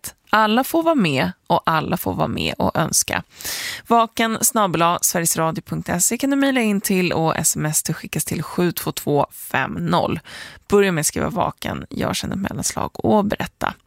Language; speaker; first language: Swedish; native; Swedish